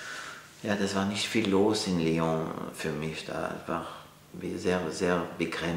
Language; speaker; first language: German; non-native, fluent; French